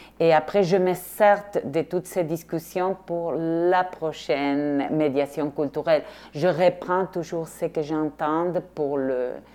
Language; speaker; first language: French; non-native, fluent; Spanish